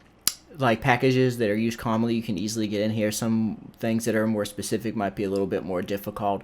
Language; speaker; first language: English; native; English